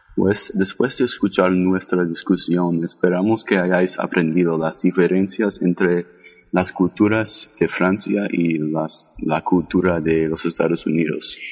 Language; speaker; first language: Spanish; non-native, learner; English